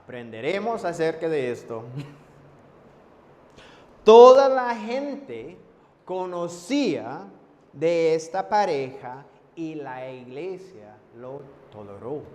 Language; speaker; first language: Spanish; non-native, fluent; English